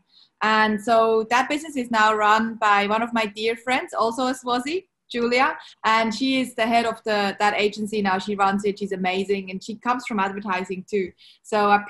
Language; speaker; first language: English; non-native, fluent; Swiss German